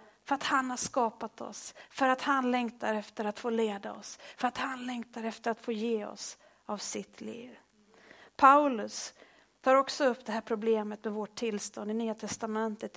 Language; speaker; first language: Swedish; native; Swedish